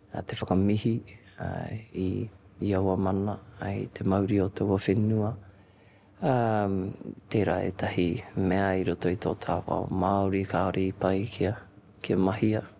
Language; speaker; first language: Māori; non-native, local second language; English